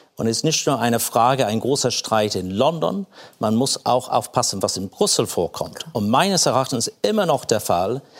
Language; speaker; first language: German; non-native, fluent; English